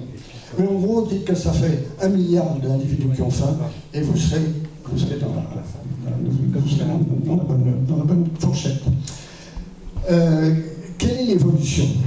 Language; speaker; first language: French; native; French